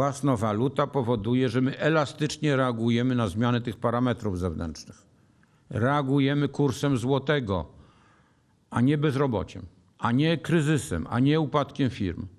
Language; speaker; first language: Polish; native; Polish